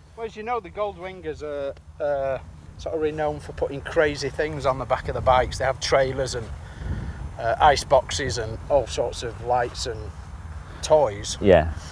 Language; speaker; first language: English; native; English